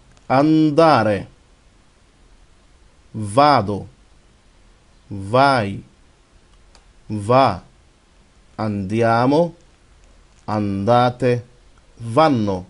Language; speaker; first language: Italian; non-native, fluent; Arabic